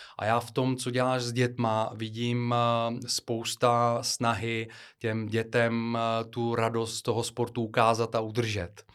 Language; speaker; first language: Czech; non-native, fluent; Bulgarian